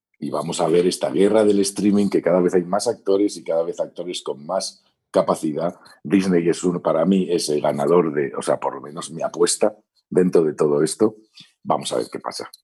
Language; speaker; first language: Spanish; native; Spanish